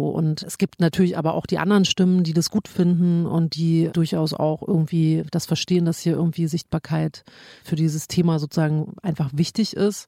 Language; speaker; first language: German; native; German